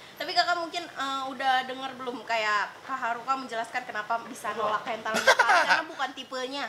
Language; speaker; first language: Indonesian; native; Indonesian